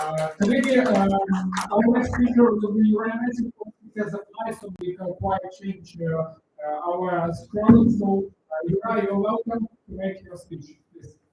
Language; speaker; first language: English; non-native, learner; Russian